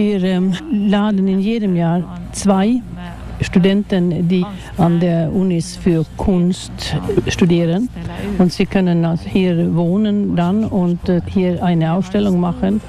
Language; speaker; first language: German; non-native, fluent; Swedish